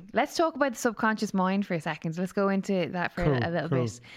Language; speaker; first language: English; native; English